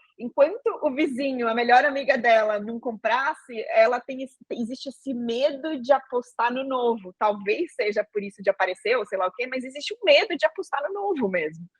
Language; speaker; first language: Portuguese; native; Portuguese